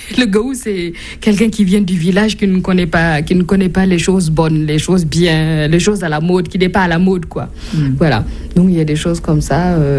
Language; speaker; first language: French; non-native, local second language; Mossi